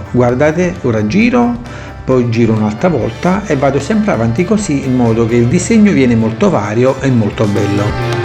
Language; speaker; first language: Italian; native; Italian